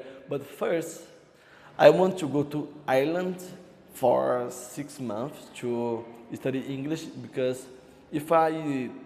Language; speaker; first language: English; non-native, learner; Portuguese